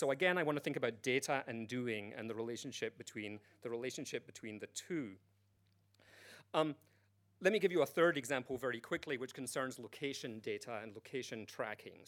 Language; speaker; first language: English; native; English